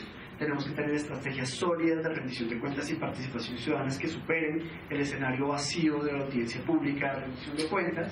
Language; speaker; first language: Spanish; native; Spanish